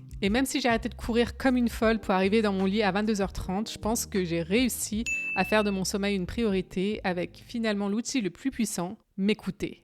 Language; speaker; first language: French; native; French